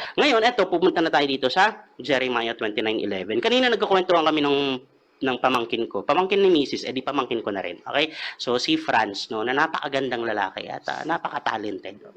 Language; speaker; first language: Filipino; native; Filipino